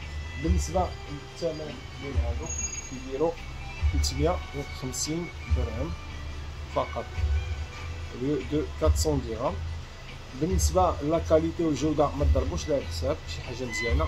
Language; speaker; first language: Arabic; native; Arabic